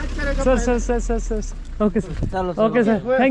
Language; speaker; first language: Hindi; non-native, local second language; Bangla